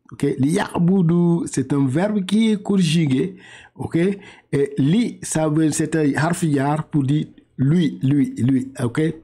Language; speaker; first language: French; non-native, local second language; Wolof